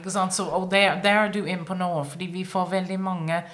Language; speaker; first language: Norwegian; non-native, fluent; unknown